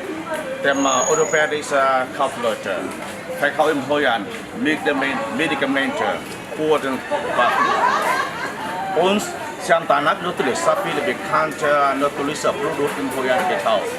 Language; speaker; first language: German; non-native, learner; Vietnamese